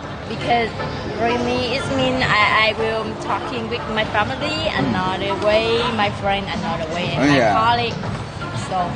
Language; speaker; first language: English; non-native, learner; Vietnamese